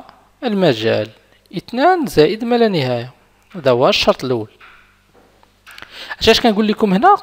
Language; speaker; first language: Arabic; native; Arabic